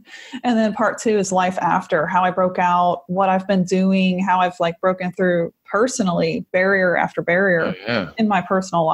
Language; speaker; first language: English; native; English